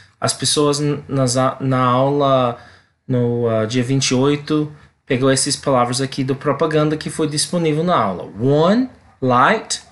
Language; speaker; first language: Portuguese; non-native, learner; English